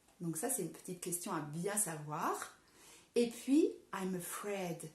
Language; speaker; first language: French; native; French